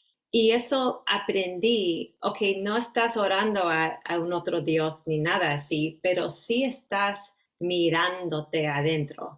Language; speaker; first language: Spanish; early bilingual, heritage; Spanish